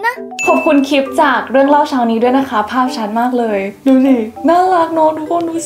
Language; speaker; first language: Thai; native; Thai